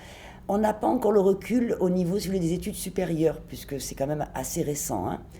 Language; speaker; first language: French; native; French